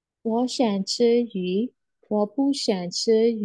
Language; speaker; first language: Chinese; non-native, learner; Burmese